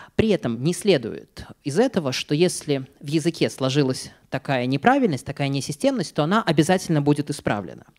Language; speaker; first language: Russian; native; Russian